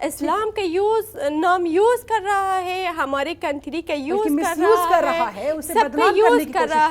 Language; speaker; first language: Hindi; non-native, learner; Persian